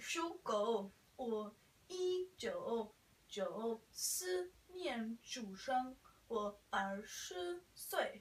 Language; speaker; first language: Chinese; non-native, learner; Norwegian